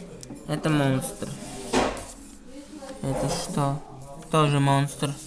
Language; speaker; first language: Russian; non-native, learner; Italian